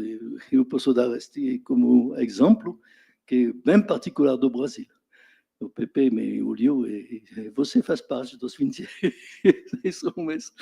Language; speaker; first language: Portuguese; non-native, fluent; French